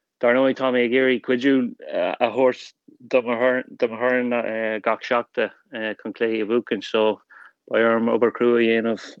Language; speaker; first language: Irish; non-native, local second language; English